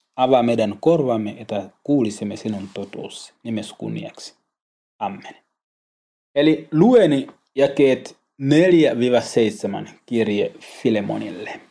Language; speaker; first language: Finnish; non-native, learner; Swahili